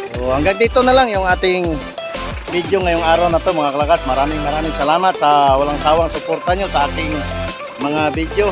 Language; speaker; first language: Filipino; non-native, local second language; Hiligaynon